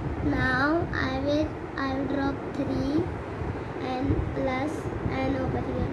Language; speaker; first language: English; non-native, learner; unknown